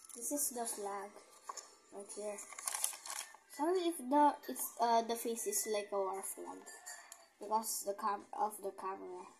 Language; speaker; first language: English; non-native, local second language; Filipino